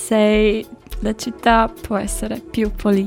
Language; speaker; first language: Italian; non-native, learner; Latvian